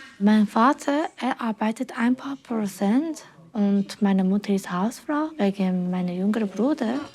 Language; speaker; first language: German; non-native, learner; Persian